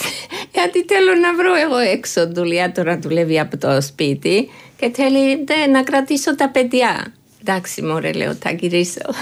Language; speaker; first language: Greek; non-native, learner; Georgian